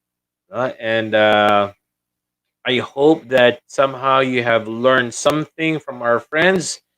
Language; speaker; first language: English; non-native, local second language; Filipino